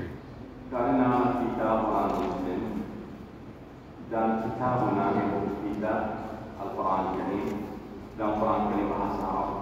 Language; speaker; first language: Indonesian; non-native, learner; Arabic